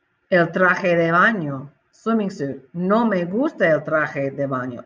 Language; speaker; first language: Spanish; non-native, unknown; English